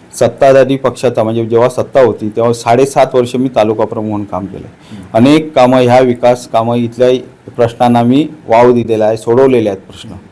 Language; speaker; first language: Marathi; native; Marathi